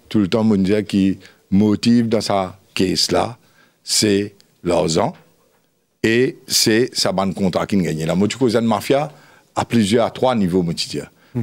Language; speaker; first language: French; non-native, local second language; Morisyen